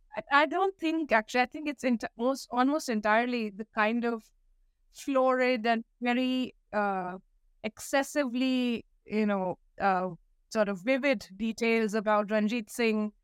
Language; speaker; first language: English; non-native, local second language; Hindi